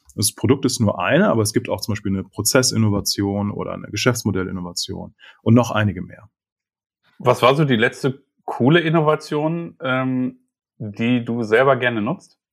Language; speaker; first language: German; native; German